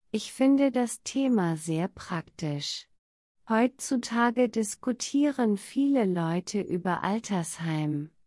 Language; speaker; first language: German; non-native, learner; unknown